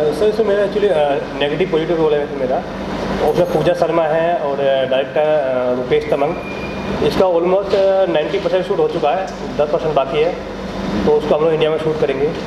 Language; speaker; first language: Hindi; native; Hindi